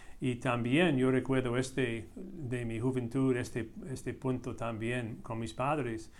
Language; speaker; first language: Spanish; non-native, fluent; English